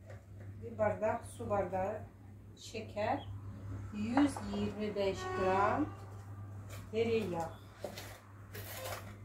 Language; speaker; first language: Turkish; non-native, fluent; Russian